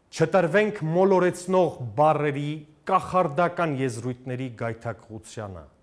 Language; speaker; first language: Armenian; native; Armenian